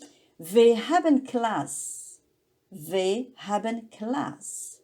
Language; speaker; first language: Dutch; non-native, learner; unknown